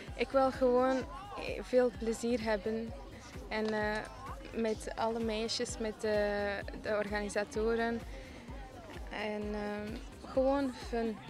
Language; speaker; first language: Dutch; early bilingual, other home language; Armenian